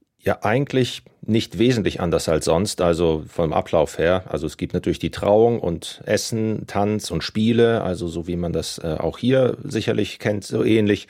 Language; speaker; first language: German; native; German